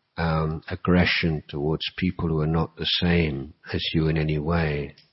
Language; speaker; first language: English; native; English